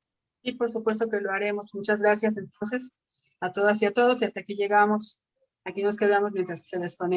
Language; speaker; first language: Spanish; native; Spanish